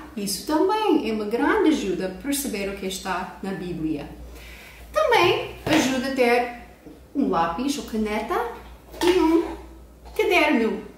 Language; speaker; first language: Portuguese; non-native, fluent; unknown